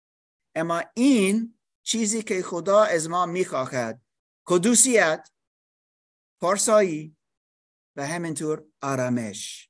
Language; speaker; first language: Persian; non-native, learner; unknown